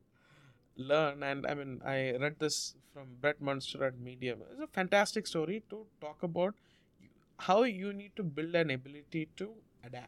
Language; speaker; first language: English; non-native, local second language; Malayalam